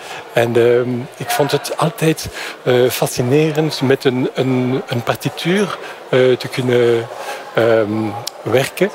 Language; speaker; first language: Dutch; non-native, fluent; French